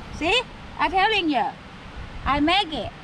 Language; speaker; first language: English; non-native, learner; Thai